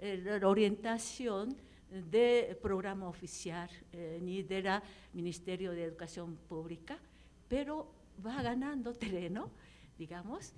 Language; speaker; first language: Spanish; non-native, fluent; Japanese